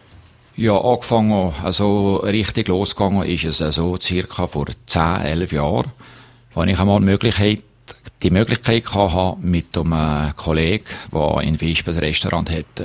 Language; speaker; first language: German; native; German